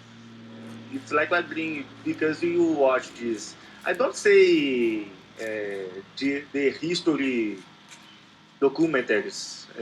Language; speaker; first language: English; non-native, learner; Portuguese